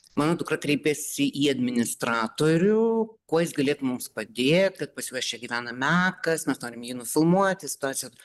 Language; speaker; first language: Lithuanian; native; Lithuanian